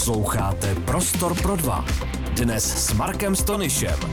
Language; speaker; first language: Czech; native; Czech